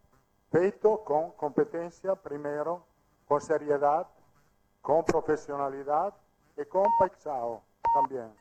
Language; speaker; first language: Portuguese; non-native, fluent; Italian